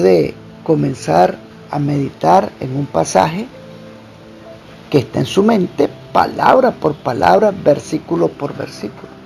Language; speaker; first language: Spanish; native; Spanish